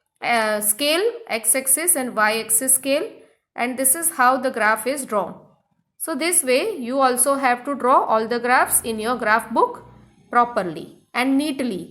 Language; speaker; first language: English; non-native, local second language; Hindi